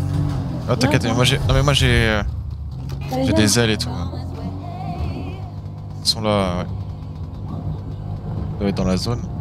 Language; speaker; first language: French; native; French